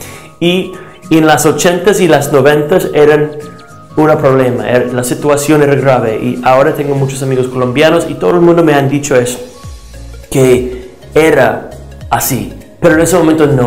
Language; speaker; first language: Spanish; non-native, fluent; English